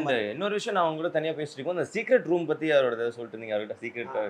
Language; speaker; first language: Tamil; native; Tamil